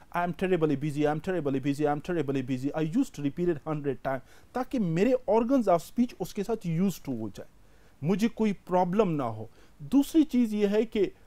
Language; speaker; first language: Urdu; non-native, local second language; Pashto